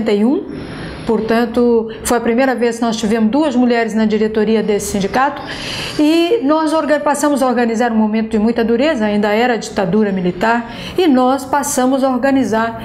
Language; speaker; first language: Portuguese; native; Portuguese